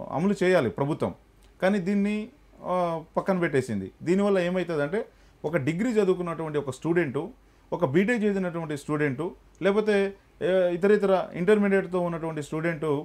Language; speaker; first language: Telugu; non-native, local second language; Lambadi